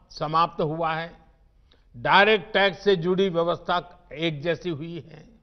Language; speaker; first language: Hindi; non-native, local second language; Gujarati